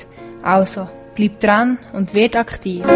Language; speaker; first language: German; native; German